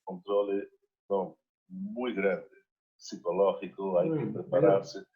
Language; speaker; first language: Spanish; non-native, learner; Portuguese